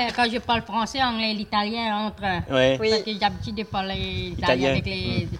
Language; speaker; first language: French; non-native, local second language; Morisyen